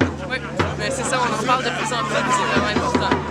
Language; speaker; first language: French; native; French